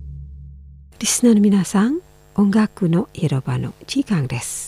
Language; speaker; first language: Japanese; non-native, fluent; Indonesian